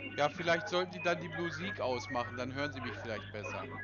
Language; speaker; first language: German; native; German